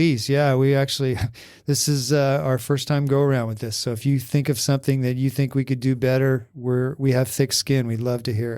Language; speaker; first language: English; native; English